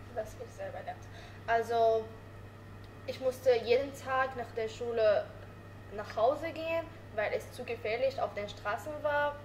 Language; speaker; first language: German; non-native, learner; Arabic